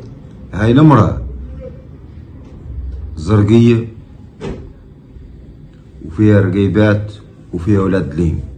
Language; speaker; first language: Arabic; native; Arabic